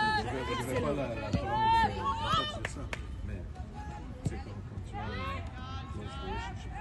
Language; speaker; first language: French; non-native, fluent; English